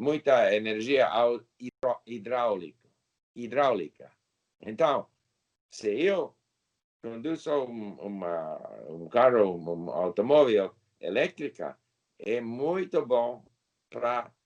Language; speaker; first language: Portuguese; non-native, learner; English